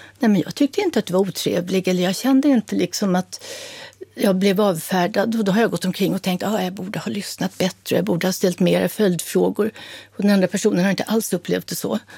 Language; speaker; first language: Swedish; native; Swedish